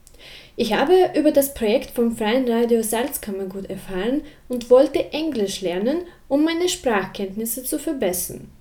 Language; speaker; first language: German; non-native, fluent; Russian